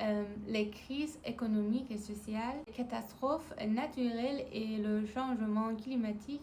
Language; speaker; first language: French; non-native, learner; Persian